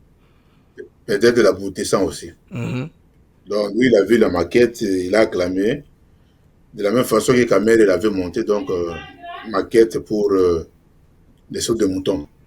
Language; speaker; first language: French; non-native, local second language; Lingala